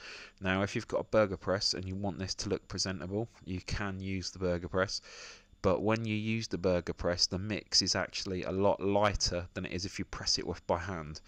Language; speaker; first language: English; native; English